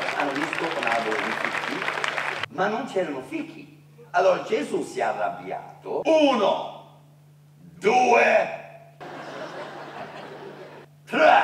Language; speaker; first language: Italian; non-native, fluent; English